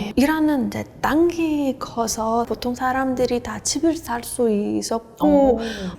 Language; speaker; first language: Korean; non-native, fluent; Persian